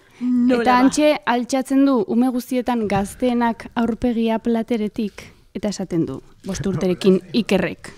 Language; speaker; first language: Basque; native; Basque